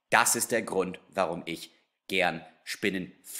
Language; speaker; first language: German; non-native, fluent; English